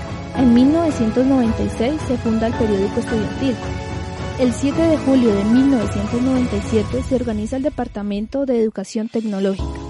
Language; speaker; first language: Spanish; native; Spanish